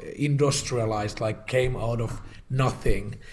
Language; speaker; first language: English; non-native, fluent; Finnish